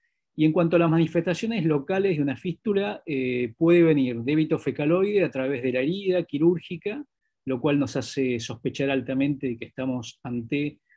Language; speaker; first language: Spanish; native; Spanish